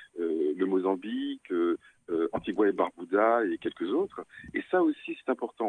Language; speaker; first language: French; native; French